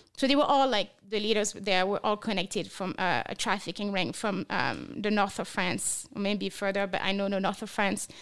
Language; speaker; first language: English; non-native, fluent; French